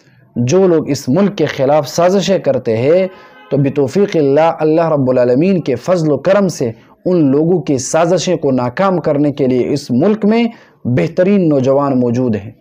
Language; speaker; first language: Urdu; non-native, local second language; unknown